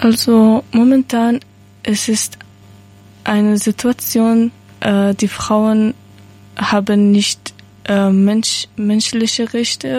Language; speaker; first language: German; non-native, learner; Persian